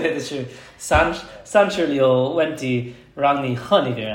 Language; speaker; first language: Chinese; non-native, learner; English